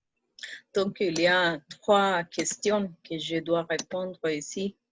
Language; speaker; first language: French; non-native, fluent; Spanish